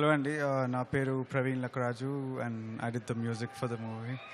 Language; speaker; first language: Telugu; early bilingual, heritage; Telugu